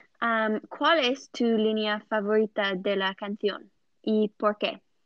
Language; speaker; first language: Spanish; non-native, learner; English